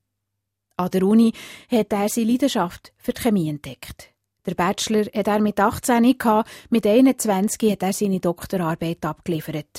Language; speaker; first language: German; native; German